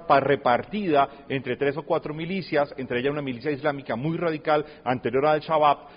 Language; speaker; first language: Spanish; native; Spanish